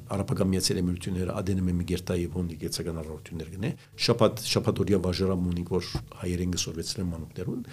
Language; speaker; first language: Armenian; early bilingual, heritage; Arabic